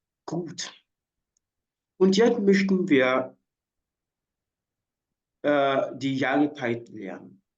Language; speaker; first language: German; non-native, fluent; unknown